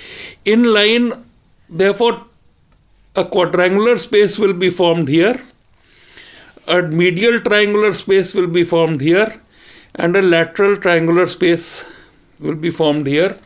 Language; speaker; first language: English; non-native, local second language; Hindi